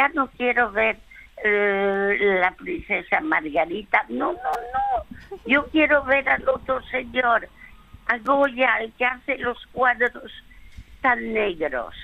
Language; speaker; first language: Spanish; early bilingual, other home language; French